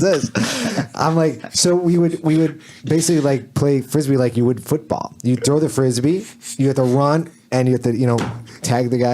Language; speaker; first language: English; native; English